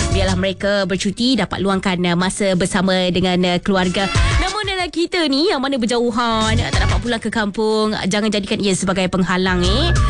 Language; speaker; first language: Malay; native; Malay